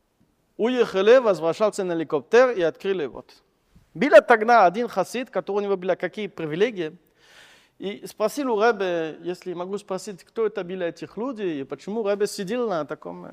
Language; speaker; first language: Russian; non-native, fluent; French